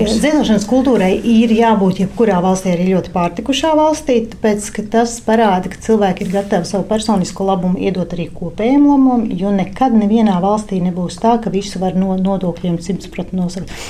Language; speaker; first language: Latvian; native; Latvian